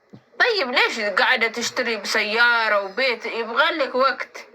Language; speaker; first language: Arabic; native; Arabic